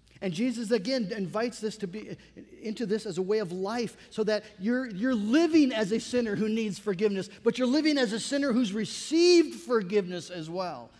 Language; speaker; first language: English; native; English